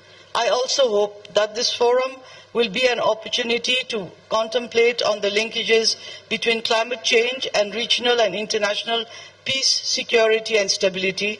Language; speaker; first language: English; non-native, fluent; Nepali